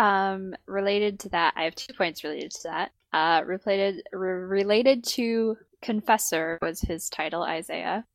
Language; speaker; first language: English; native; English